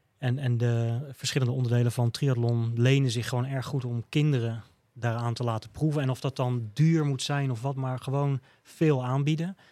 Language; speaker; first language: Dutch; native; Dutch